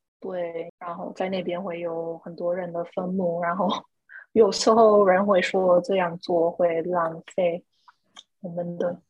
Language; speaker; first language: Chinese; non-native, fluent; English